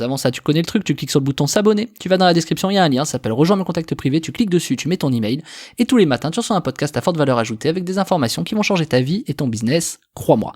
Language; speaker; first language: French; native; French